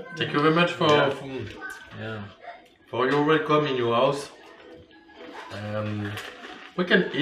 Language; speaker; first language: English; non-native, learner; French